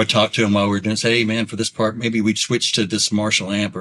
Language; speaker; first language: English; native; English